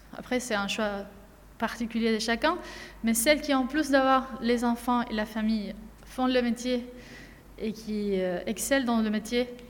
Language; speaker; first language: French; non-native, fluent; Spanish